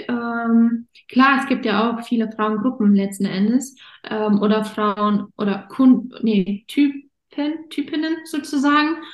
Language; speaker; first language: German; early bilingual, other home language; Russian